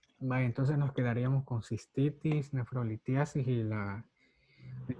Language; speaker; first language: Spanish; native; Spanish